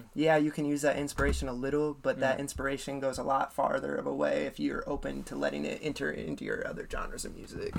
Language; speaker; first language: English; native; English